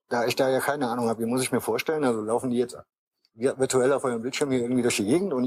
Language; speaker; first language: German; native; German